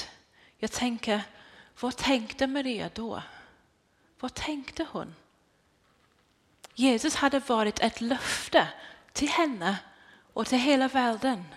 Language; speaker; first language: Swedish; non-native, fluent; English